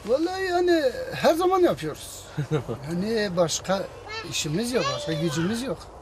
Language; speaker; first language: Turkish; non-native, local second language; Kurdish